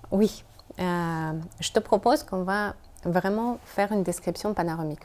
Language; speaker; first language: French; non-native, fluent; Russian